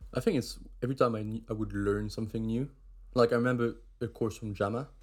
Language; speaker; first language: English; non-native, fluent; German